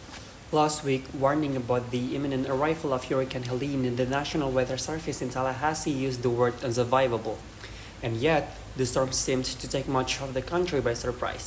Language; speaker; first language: English; non-native, learner; Indonesian